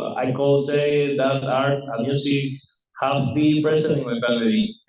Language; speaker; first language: English; non-native, learner; Spanish